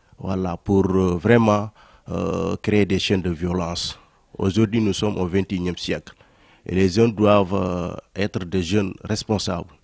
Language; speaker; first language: French; non-native, local second language; Wolof